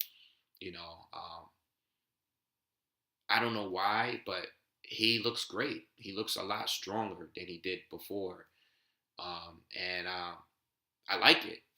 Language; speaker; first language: English; native; English